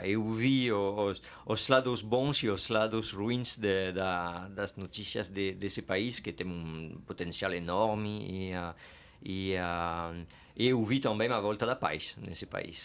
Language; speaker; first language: Portuguese; non-native, fluent; French